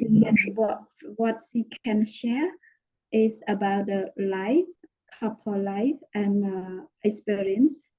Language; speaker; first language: English; non-native, learner; Khmer